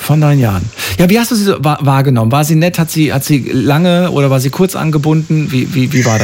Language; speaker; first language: German; native; German